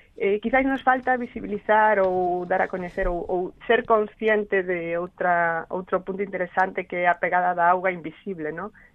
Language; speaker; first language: Galician; non-native, local second language; Spanish